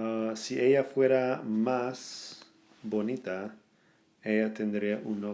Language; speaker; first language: Spanish; non-native, fluent; English